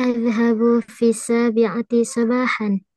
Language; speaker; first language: Arabic; non-native, learner; Indonesian